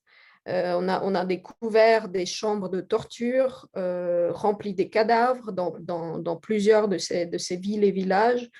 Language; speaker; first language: French; non-native, fluent; Russian